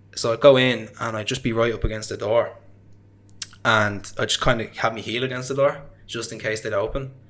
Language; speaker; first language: English; native; English